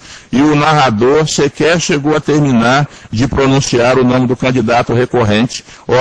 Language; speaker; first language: Portuguese; native; Portuguese